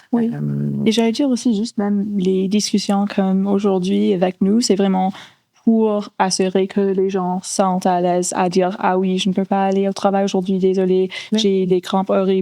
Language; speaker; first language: French; non-native, local second language; English